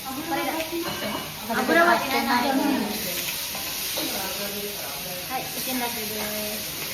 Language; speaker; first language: Japanese; non-native, fluent; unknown